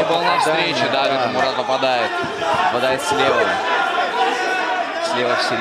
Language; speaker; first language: Russian; native; Russian